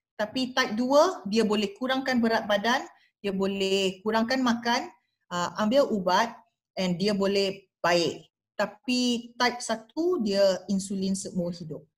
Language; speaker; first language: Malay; non-native, local second language; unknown